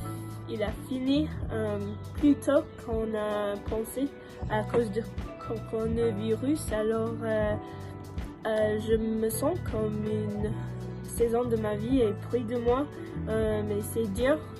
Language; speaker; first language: French; non-native, learner; English